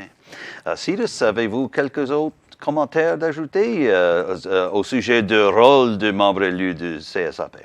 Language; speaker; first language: French; non-native, learner; English